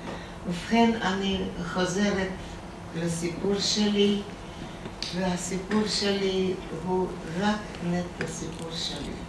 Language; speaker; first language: Hebrew; non-native, fluent; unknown